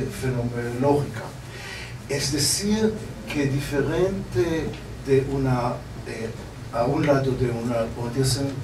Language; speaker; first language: Spanish; non-native, learner; Hebrew